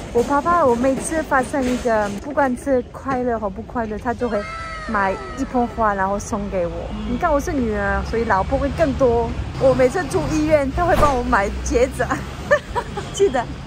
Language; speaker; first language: Chinese; non-native, fluent; French